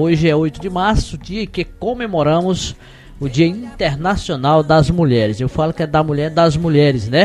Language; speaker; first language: Portuguese; native; Portuguese